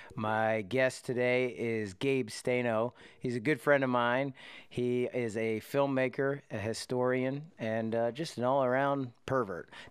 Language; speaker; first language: English; native; English